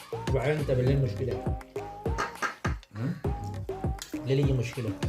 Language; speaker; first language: Arabic; non-native, learner; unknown